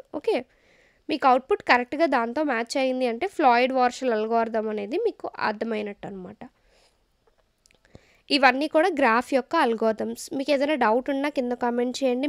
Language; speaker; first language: Telugu; native; Telugu